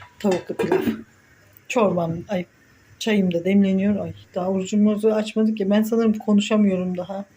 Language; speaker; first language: Turkish; native; Turkish